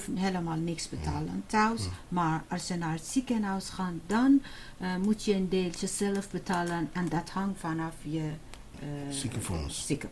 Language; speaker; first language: Dutch; non-native, fluent; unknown